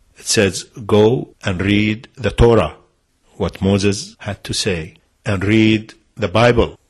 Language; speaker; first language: English; non-native, fluent; Arabic